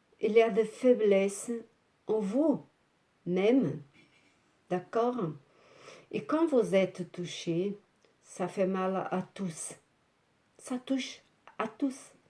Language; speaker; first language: French; non-native, fluent; Portuguese